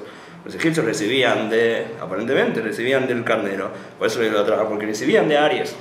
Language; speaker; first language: Spanish; native; Spanish